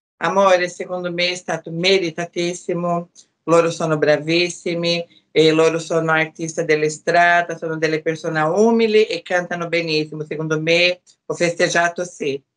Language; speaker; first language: Italian; non-native, fluent; Portuguese